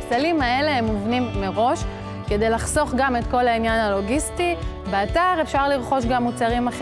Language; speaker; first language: Hebrew; native; Hebrew